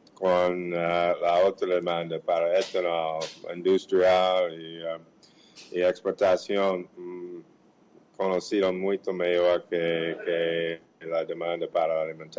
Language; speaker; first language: Portuguese; non-native, fluent; English